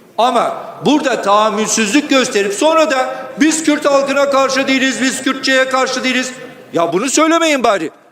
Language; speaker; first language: Turkish; non-native, local second language; Kurdish